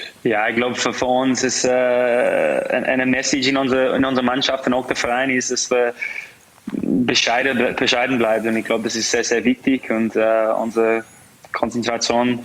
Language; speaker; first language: German; non-native, fluent; English